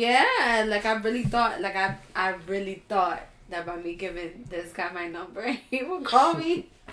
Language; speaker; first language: English; early bilingual, other home language; Spanish